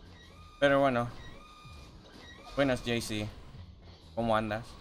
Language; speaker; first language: Spanish; non-native, fluent; English